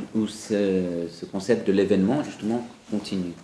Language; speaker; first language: French; non-native, fluent; English